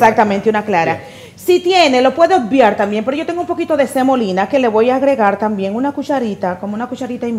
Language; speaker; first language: Spanish; native; Spanish